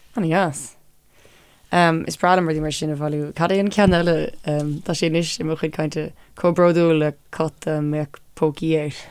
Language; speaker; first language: Irish; non-native, local second language; English